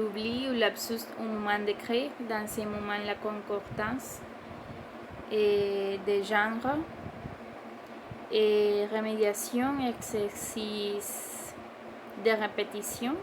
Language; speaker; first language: French; non-native, learner; Spanish